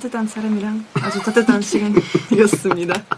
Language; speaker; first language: Korean; non-native, fluent; Russian